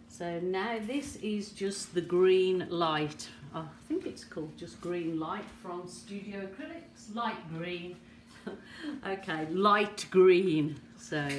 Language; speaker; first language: English; native; English